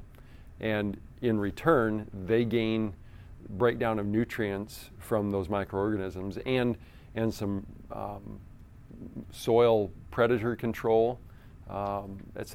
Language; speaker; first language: English; native; English